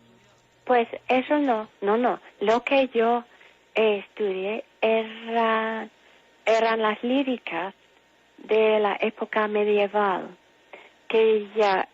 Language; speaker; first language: Spanish; non-native, fluent; English